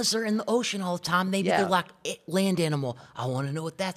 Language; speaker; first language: English; native; English